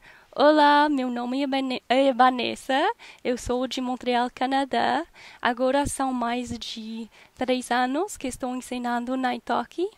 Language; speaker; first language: Portuguese; non-native, learner; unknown